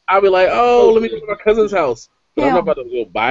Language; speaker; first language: English; native; English